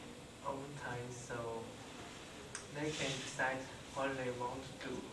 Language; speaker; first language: English; non-native, learner; Chinese